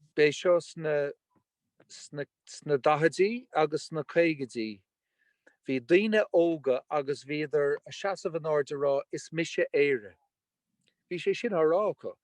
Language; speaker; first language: Irish; non-native, local second language; English